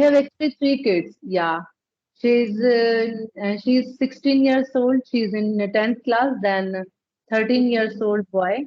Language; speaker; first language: English; non-native, learner; Punjabi